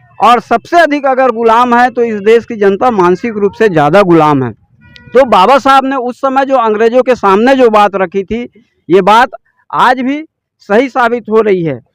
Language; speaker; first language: Hindi; native; Hindi